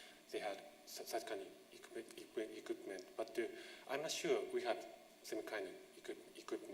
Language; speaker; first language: English; non-native, learner; Japanese